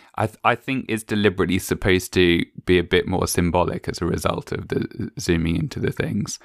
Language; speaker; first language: English; native; English